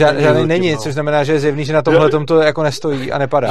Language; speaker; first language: Czech; native; Czech